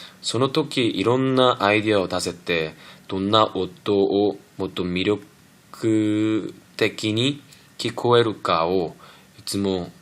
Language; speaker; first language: Japanese; non-native, fluent; Korean